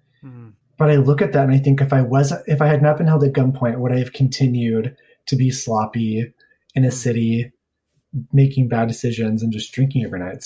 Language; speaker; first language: English; native; English